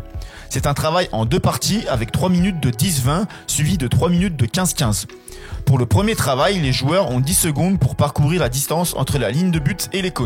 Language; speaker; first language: French; native; French